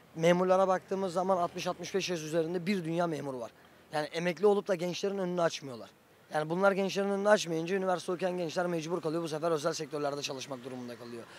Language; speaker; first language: Turkish; native; Turkish